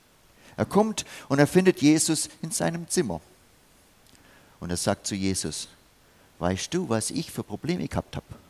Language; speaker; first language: German; non-native, fluent; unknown